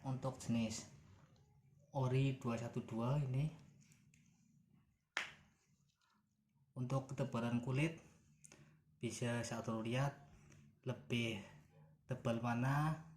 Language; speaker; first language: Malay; non-native, local second language; Javanese